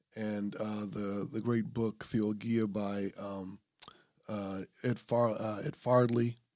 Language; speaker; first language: English; native; English